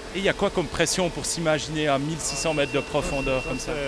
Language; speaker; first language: French; native; French